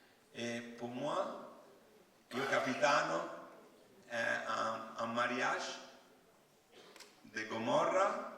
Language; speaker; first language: French; non-native, learner; Italian